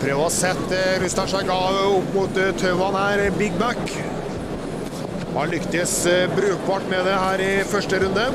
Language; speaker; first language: Norwegian; native; Norwegian